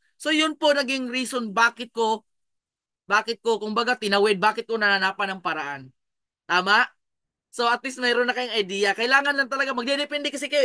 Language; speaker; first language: Filipino; non-native, local second language; Cebuano